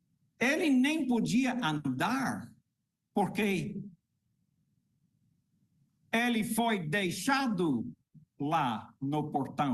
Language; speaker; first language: Portuguese; non-native, fluent; English